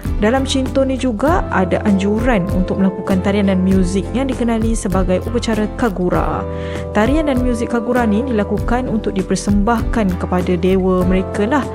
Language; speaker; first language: Malay; native; Malay